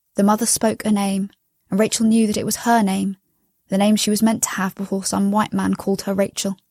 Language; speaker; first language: English; native; English